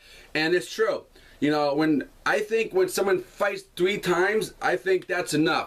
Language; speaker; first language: English; native; English